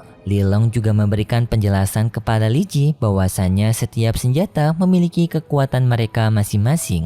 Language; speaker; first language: Indonesian; native; Indonesian